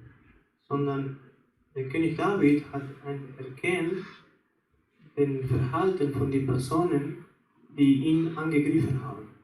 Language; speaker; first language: German; non-native, fluent; Spanish